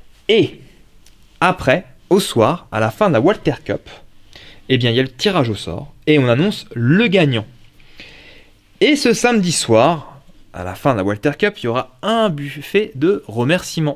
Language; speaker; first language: French; native; French